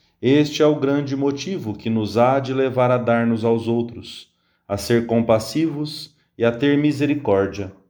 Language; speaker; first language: Portuguese; native; Portuguese